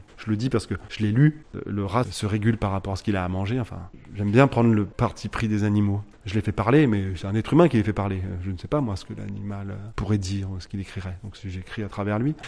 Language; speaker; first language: French; native; French